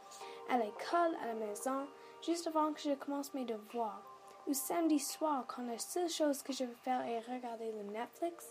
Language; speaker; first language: French; non-native, learner; English